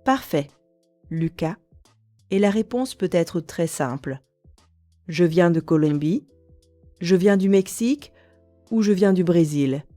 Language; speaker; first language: French; native; French